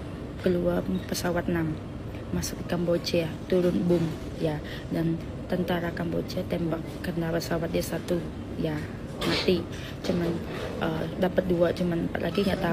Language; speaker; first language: Indonesian; non-native, learner; Khmer